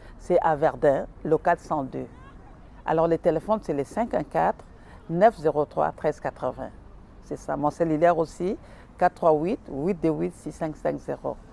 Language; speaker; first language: French; non-native, local second language; Lingala